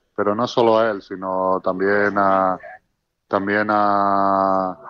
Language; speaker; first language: Spanish; non-native, fluent; Georgian